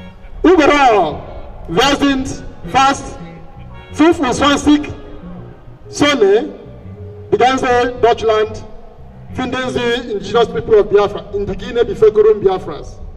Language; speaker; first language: German; non-native, fluent; Igbo